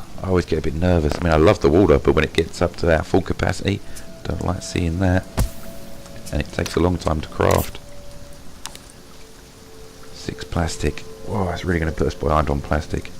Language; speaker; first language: English; native; English